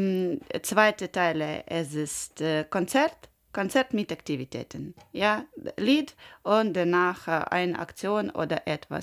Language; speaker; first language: German; non-native, learner; Ukrainian